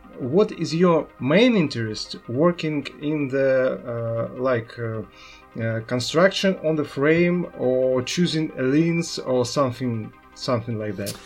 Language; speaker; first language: English; non-native, learner; Russian